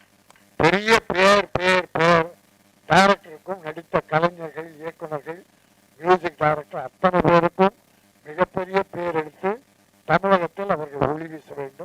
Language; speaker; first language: Tamil; native; Tamil